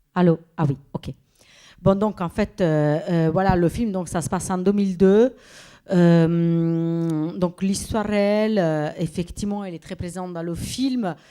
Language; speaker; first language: French; non-native, fluent; Italian